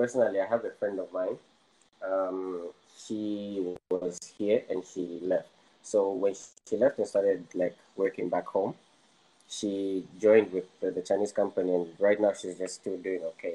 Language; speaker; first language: English; non-native, local second language; Nyanja